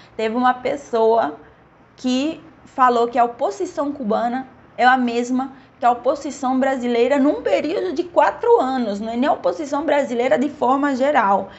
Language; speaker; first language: Portuguese; non-native, fluent; Spanish